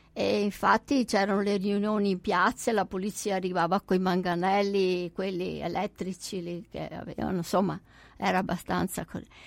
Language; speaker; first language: Italian; native; Italian